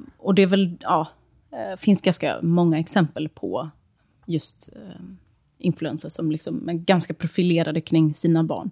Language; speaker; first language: Swedish; early bilingual, other home language; Serbian